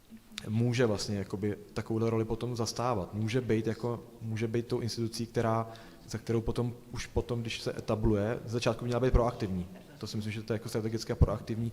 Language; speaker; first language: Czech; native; Czech